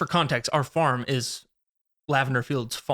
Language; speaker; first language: English; native; English